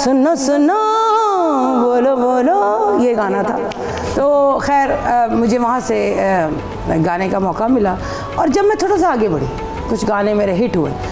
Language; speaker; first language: Urdu; non-native, local second language; Punjabi